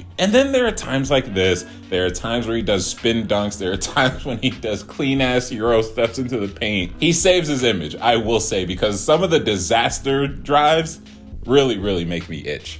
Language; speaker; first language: English; native; English